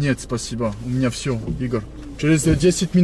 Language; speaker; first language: Russian; non-native, learner; French